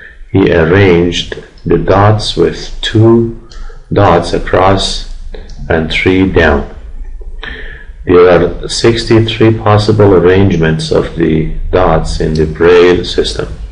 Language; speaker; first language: English; non-native, fluent; Persian